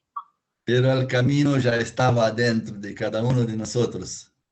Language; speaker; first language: Spanish; non-native, fluent; Portuguese